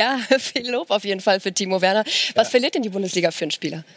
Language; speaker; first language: German; native; German